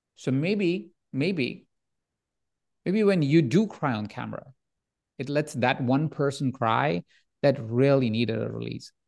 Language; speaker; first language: English; non-native, local second language; Hindi